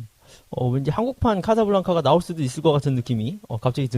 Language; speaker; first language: Korean; native; Korean